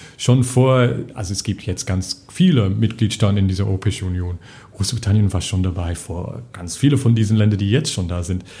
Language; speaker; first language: German; non-native, fluent; English